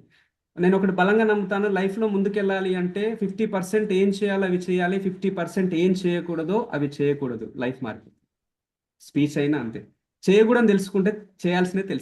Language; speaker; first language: Telugu; native; Telugu